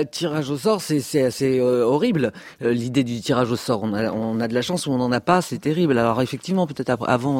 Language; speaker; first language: French; native; French